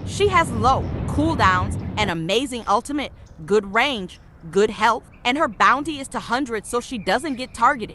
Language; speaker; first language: English; native; English